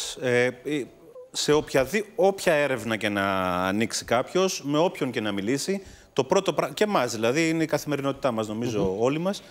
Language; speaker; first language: Greek; native; Greek